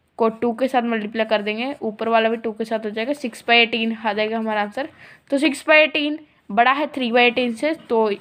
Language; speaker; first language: Hindi; non-native, local second language; Punjabi